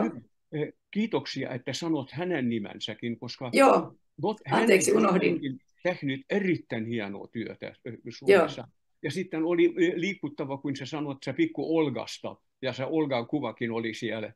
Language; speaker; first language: Finnish; non-native, fluent; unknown